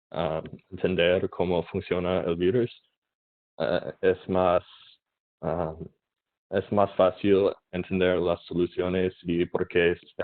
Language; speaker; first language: Spanish; non-native, learner; English